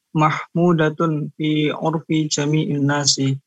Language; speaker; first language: Arabic; non-native, learner; Indonesian